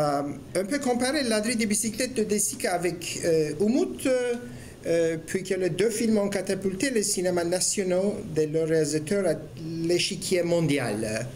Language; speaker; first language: French; non-native, fluent; Turkish